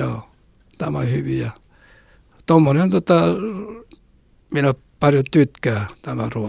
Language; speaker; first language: Finnish; non-native, learner; Korean